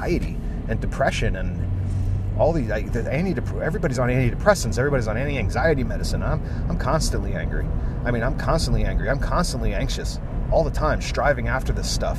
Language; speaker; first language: English; native; English